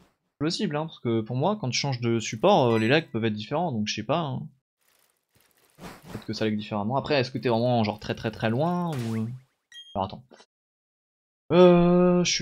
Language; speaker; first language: French; native; French